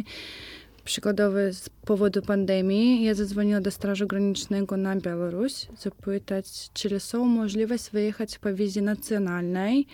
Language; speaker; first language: Polish; non-native, fluent; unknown